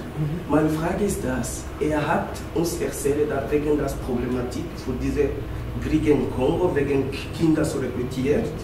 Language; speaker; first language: German; non-native, learner; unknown